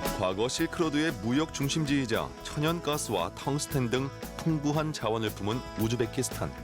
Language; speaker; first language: Korean; native; Korean